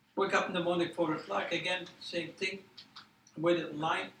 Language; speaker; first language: English; non-native, fluent; Polish